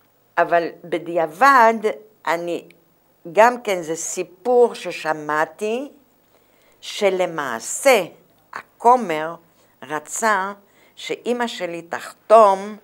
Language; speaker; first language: Hebrew; non-native, fluent; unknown